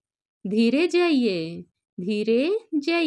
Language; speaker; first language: Hindi; non-native, local second language; Telugu